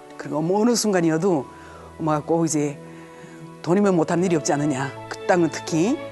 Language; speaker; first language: Korean; native; Korean